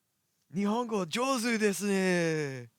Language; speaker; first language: Japanese; non-native, learner; English